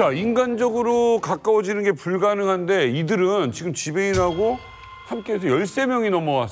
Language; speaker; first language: Korean; native; Korean